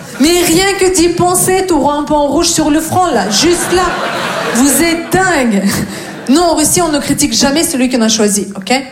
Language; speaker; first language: French; non-native, fluent; Russian